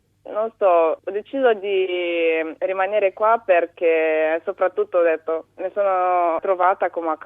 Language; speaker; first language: Italian; non-native, fluent; Romanian